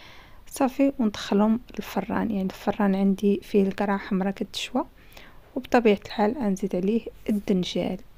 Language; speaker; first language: Arabic; native; Arabic